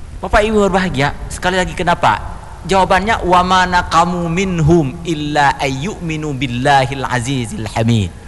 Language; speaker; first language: Indonesian; non-native, local second language; Achinese